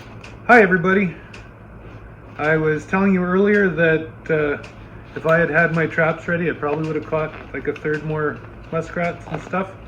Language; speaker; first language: English; native; English